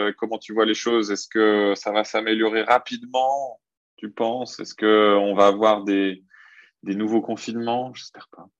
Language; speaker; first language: French; native; French